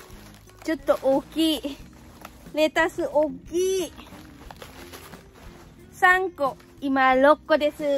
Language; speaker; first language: Japanese; non-native, learner; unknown